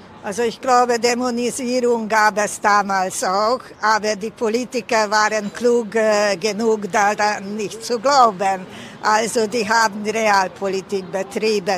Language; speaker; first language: German; non-native, fluent; Hungarian